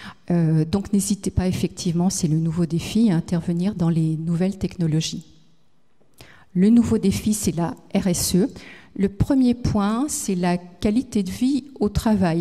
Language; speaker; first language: French; native; French